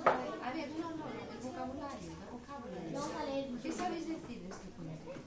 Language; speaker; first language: Spanish; non-native, local second language; Catalan